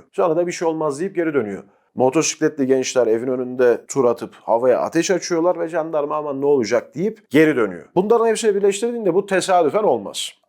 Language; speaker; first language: Turkish; native; Turkish